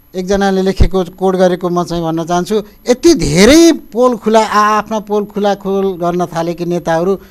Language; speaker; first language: Nepali; native; Nepali